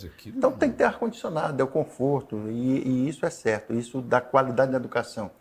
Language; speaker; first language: Portuguese; native; Portuguese